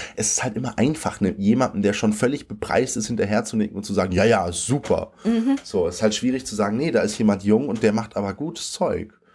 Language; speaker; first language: German; native; German